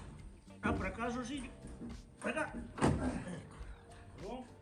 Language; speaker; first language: Portuguese; non-native, learner; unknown